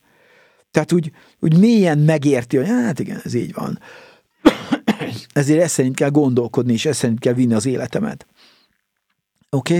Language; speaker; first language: Hungarian; native; Hungarian